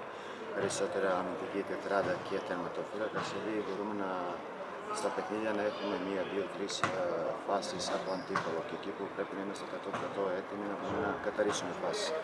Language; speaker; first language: Greek; non-native, fluent; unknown